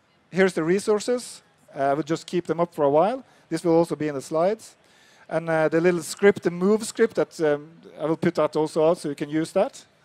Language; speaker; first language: English; non-native, fluent; Norwegian